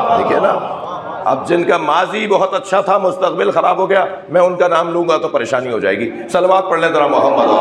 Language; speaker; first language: Urdu; native; Urdu